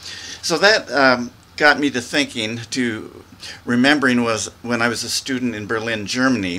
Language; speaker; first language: English; native; English